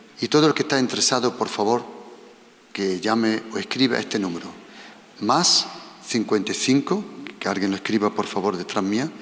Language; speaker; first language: Spanish; non-native, fluent; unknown